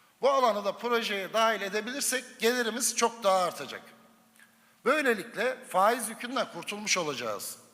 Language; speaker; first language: Turkish; native; Turkish